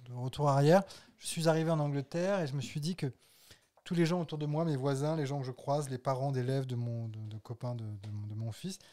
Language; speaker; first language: French; native; French